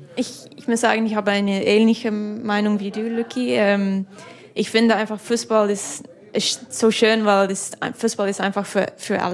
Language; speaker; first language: German; non-native, fluent; English